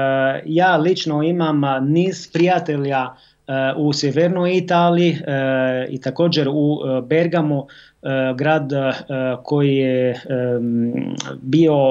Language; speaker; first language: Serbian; non-native, fluent; Italian